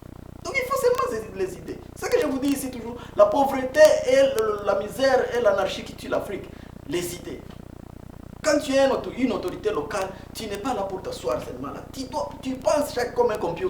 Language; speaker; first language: French; non-native, local second language; Swahili